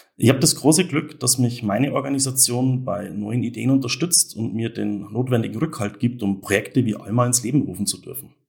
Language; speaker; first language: German; native; German